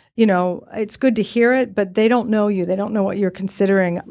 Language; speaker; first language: English; native; English